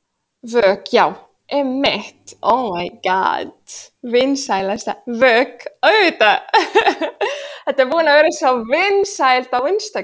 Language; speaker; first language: Icelandic; non-native, fluent; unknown